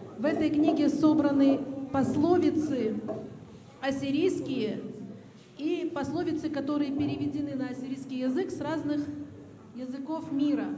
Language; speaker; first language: Russian; non-native, local second language; Assyrian Neo-Aramaic